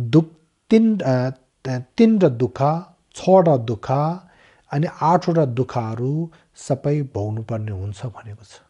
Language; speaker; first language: Nepali; non-native, local second language; Tibetan